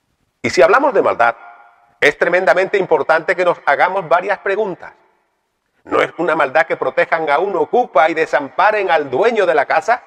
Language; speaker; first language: Spanish; native; Spanish